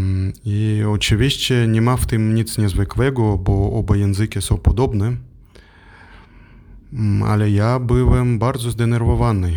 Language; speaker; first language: Polish; non-native, learner; German